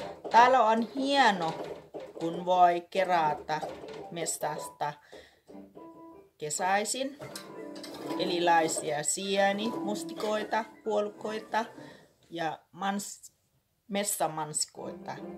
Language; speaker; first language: Finnish; non-native, learner; Thai